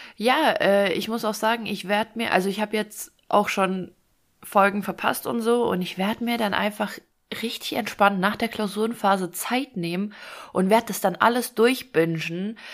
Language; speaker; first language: German; early bilingual, other home language; Russian